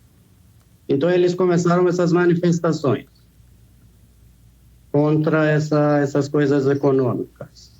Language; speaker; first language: Portuguese; non-native, fluent; Persian